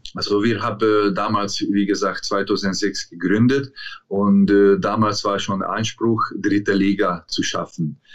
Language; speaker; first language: German; non-native, learner; Hungarian